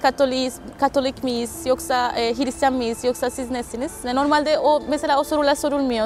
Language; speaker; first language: Turkish; non-native, fluent; Spanish